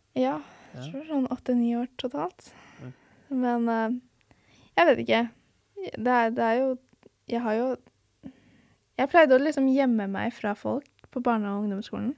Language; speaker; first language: Norwegian; early bilingual, other home language; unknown